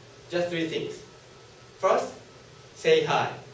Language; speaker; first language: English; non-native, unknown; Japanese